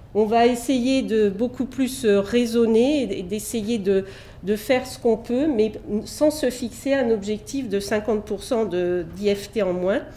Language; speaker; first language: French; native; French